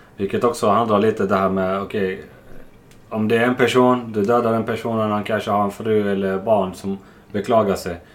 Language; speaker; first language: Swedish; non-native, fluent; Arabic